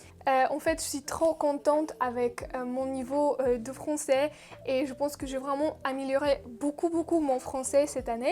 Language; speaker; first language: French; non-native, fluent; Russian